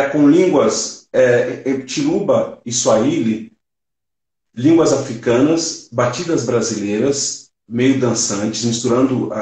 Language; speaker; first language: Portuguese; early bilingual, other home language; Swahili